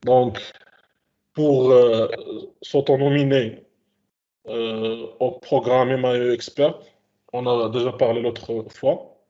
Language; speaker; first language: French; non-native, local second language; Arabic